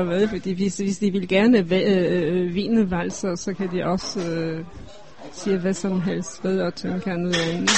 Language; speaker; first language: Danish; non-native, fluent; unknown